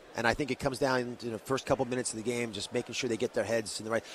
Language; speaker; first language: English; native; English